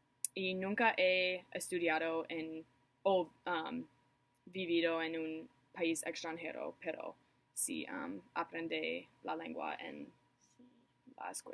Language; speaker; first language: Spanish; non-native, learner; English